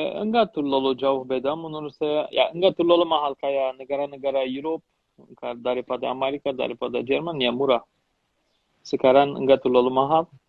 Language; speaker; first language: Indonesian; non-native, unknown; Turkish